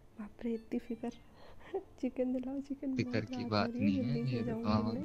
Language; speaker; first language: Hindi; native; Hindi